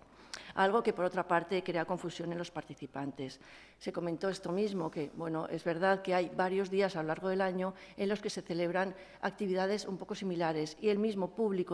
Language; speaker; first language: Spanish; native; Spanish